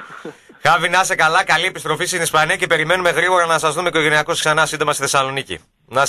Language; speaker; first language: Greek; native; Greek